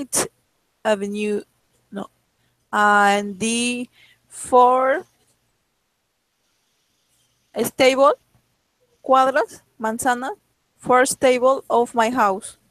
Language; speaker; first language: English; non-native, learner; Spanish